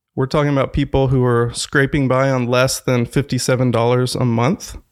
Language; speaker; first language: English; native; English